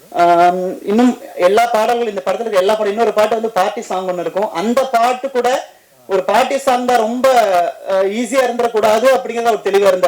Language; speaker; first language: Tamil; native; Tamil